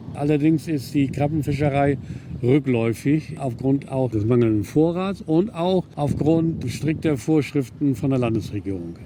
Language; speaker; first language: German; native; German